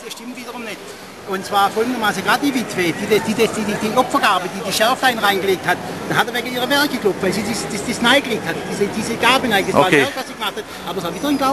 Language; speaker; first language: German; native; German